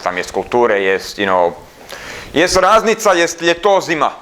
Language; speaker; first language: Russian; non-native, learner; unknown